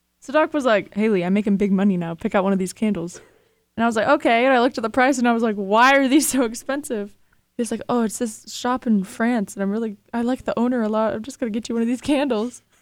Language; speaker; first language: English; native; English